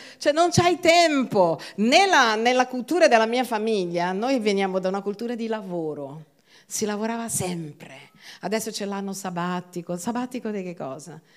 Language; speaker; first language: Italian; non-native, fluent; Portuguese